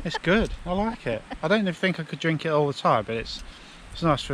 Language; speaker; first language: English; native; English